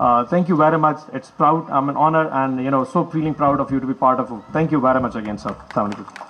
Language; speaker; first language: English; non-native, local second language; Urdu